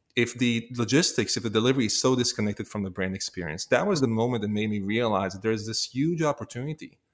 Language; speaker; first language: English; non-native, fluent; Hebrew